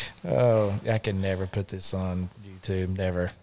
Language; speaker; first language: English; native; English